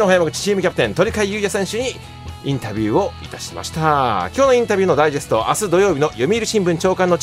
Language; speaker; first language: Japanese; native; Japanese